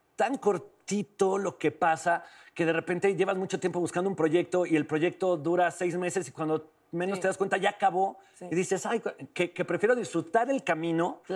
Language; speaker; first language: Spanish; native; Spanish